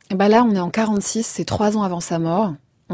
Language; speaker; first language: French; native; French